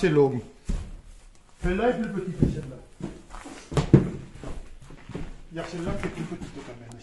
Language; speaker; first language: French; native; French